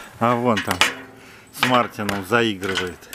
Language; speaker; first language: Russian; native; Russian